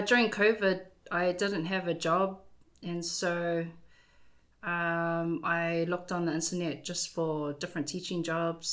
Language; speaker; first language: English; native; English